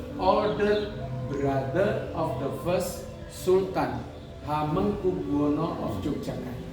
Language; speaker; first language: English; non-native, learner; Indonesian